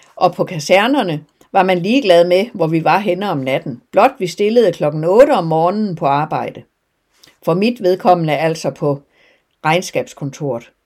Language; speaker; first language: Danish; native; Danish